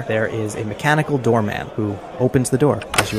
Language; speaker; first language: English; native; English